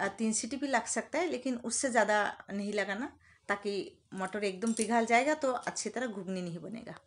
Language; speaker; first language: Hindi; non-native, local second language; Bangla